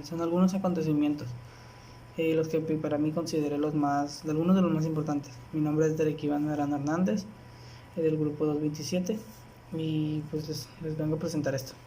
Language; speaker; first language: Spanish; native; Spanish